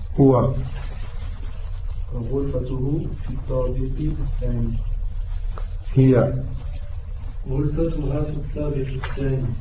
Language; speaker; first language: Arabic; non-native, learner; French